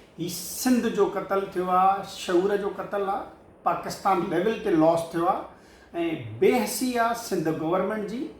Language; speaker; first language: Sindhi; native; Sindhi